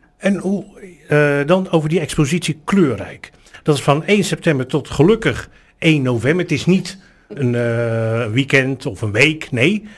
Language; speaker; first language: Dutch; native; Dutch